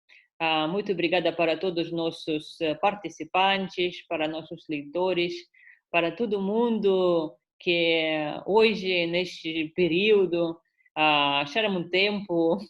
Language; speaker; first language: Portuguese; non-native, fluent; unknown